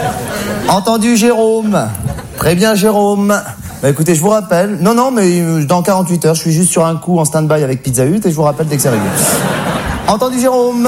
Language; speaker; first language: French; native; French